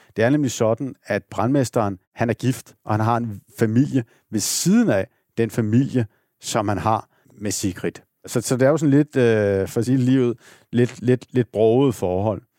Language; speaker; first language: Danish; native; Danish